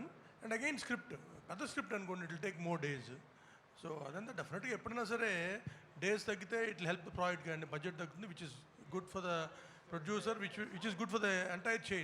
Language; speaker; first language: Telugu; native; Telugu